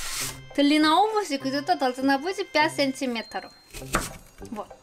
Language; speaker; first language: Russian; non-native, fluent; Korean